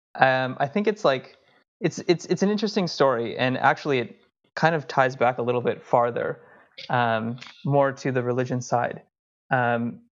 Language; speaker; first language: English; early bilingual, other home language; Hindi